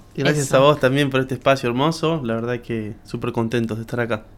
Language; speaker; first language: Spanish; native; Spanish